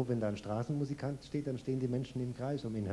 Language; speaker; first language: German; native; German